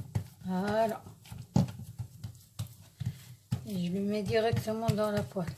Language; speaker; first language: French; non-native, local second language; Arabic